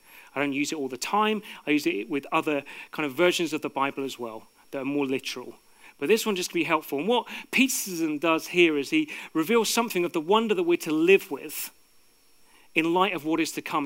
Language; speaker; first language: English; native; English